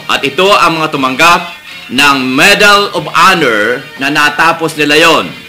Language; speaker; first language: Filipino; native; Filipino